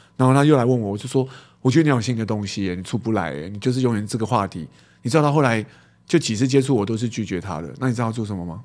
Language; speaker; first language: Chinese; native; Chinese